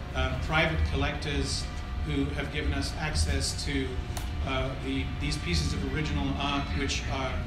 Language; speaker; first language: English; native; English